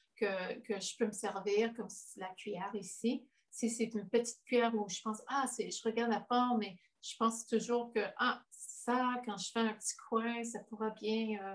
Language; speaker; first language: French; non-native, fluent; English